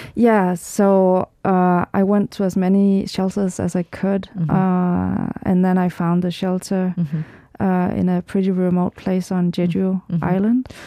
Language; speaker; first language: English; early bilingual, heritage; Danish